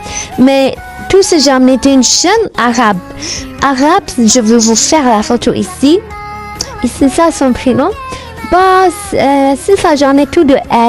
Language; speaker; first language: French; non-native, learner; Arabic